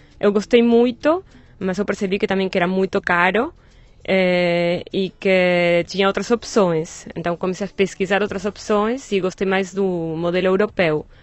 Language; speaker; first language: Portuguese; non-native, fluent; Spanish